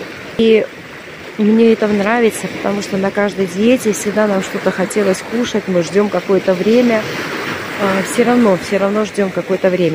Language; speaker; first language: Russian; native; Russian